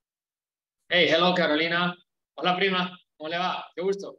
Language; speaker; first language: Spanish; native; Spanish